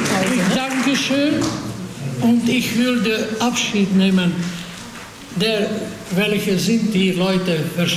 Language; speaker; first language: German; non-native, fluent; Hungarian